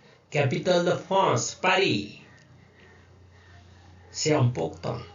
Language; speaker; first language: French; non-native, learner; Nepali